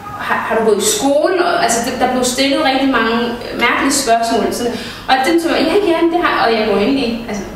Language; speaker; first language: Danish; early bilingual, other home language; Somali